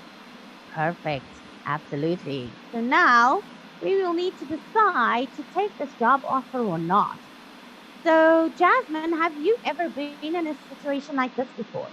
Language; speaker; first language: English; non-native, fluent; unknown